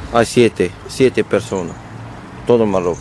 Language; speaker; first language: Spanish; non-native, learner; Arabic